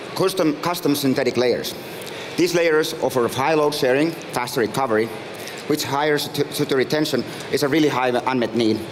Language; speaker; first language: English; non-native, fluent; Finnish